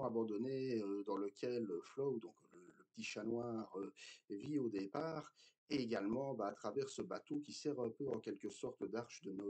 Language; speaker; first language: French; native; French